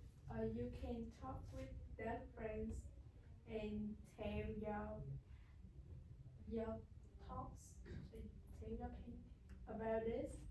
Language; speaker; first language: English; non-native, learner; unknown